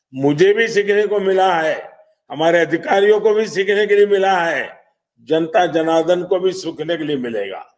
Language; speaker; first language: Hindi; non-native, local second language; Gujarati